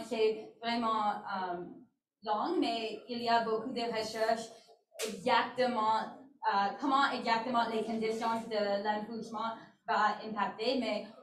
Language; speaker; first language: French; non-native, learner; English